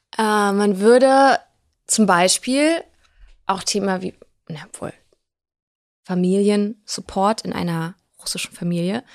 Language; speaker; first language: German; early bilingual, other home language; Russian